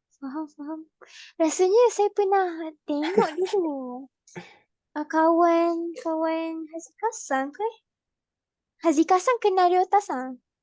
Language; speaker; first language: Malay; native; Malay